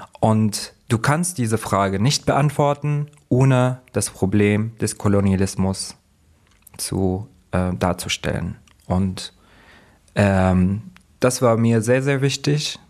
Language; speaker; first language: German; non-native, fluent; Arabic